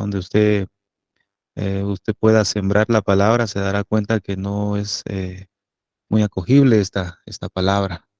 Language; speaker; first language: Spanish; native; Spanish